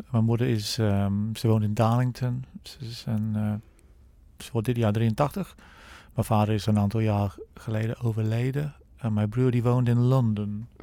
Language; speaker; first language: Dutch; non-native, fluent; English